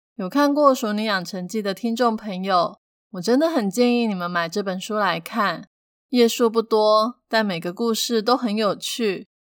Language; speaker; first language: Chinese; non-native, local second language; Min Nan Chinese